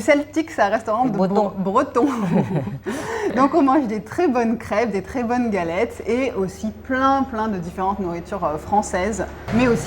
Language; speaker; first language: French; native; French